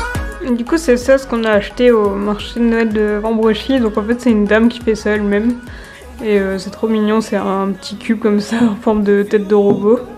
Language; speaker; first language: French; native; French